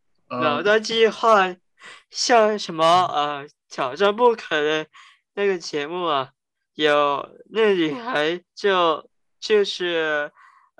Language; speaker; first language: Chinese; early bilingual, heritage; Cantonese